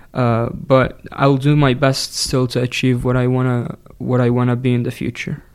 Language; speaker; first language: English; non-native, fluent; Arabic